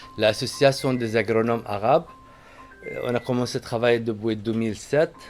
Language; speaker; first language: French; non-native, fluent; Arabic